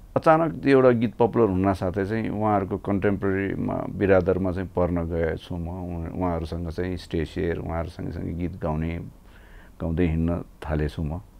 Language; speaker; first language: Nepali; native; Nepali